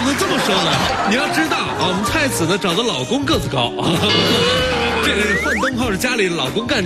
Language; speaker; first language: Chinese; native; Chinese